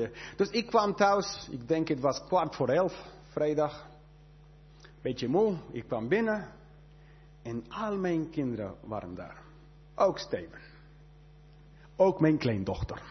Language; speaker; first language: Dutch; non-native, fluent; English